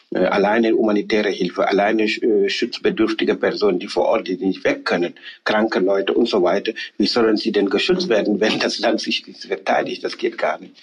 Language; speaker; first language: German; non-native, fluent; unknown